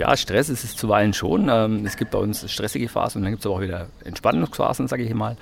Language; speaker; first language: German; native; German